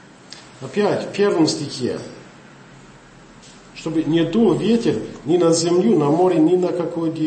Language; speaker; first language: Russian; non-native, learner; English